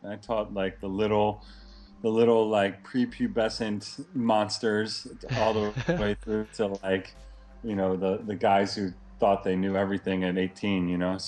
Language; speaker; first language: English; native; English